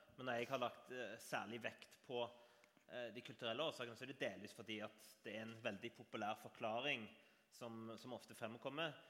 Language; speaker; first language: Norwegian; native; Norwegian